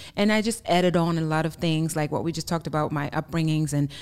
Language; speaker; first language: English; non-native, fluent; German